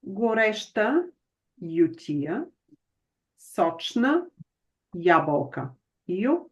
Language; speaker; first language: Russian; non-native, fluent; Bulgarian